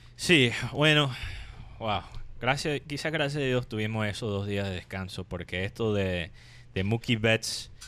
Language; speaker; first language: Spanish; non-native, fluent; English